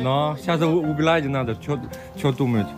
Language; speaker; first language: Russian; non-native, learner; Chinese